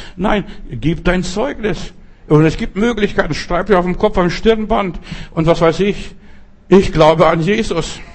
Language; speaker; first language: German; non-native, fluent; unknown